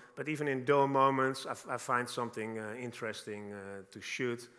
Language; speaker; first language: English; non-native, fluent; Dutch